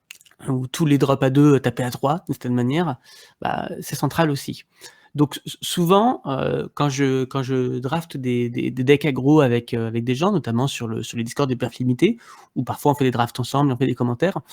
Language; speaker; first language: French; native; French